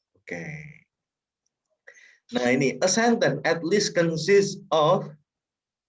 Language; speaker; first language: English; non-native, fluent; Indonesian